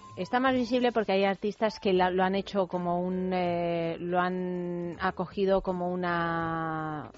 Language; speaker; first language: Spanish; native; Spanish